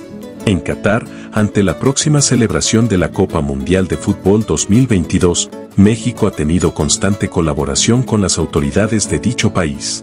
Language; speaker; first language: Spanish; native; Spanish